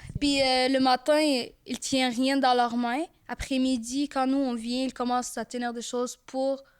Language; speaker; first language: French; early bilingual, other home language; Arabic